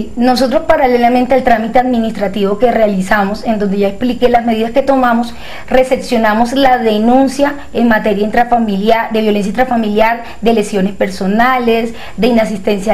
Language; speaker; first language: Spanish; native; Spanish